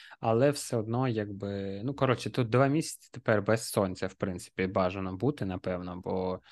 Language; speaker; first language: Ukrainian; non-native, local second language; Russian